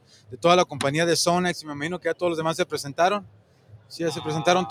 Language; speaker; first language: Spanish; native; Spanish